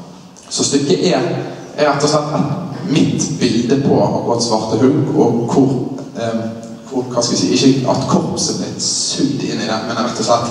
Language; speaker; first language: Norwegian; native; Norwegian